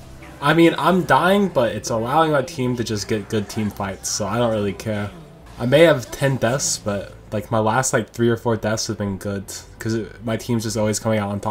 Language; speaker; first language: English; native; English